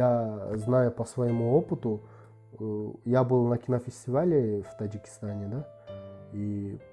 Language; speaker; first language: Russian; non-native, local second language; Kyrgyz